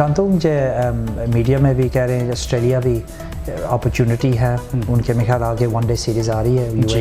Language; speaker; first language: Hindi; early bilingual, heritage; Hindi